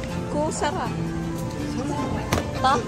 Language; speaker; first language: Korean; non-native, learner; Filipino